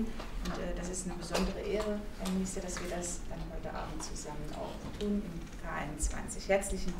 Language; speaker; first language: German; native; German